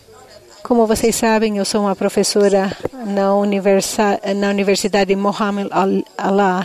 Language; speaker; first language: Portuguese; non-native, fluent; Indonesian